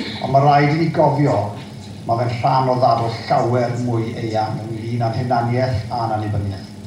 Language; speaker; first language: Welsh; native; Welsh